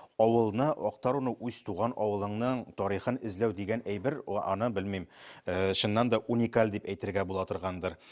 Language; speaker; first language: Tatar; native; Tatar